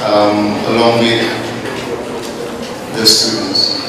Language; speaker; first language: English; non-native, fluent; Indonesian